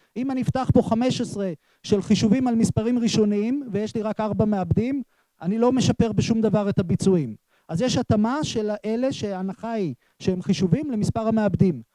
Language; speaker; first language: Hebrew; native; Hebrew